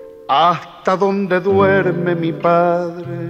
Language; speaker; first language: Spanish; native; Spanish